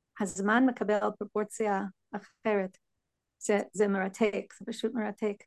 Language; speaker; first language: Hebrew; non-native, fluent; English